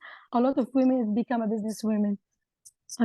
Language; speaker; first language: English; non-native, learner; Arabic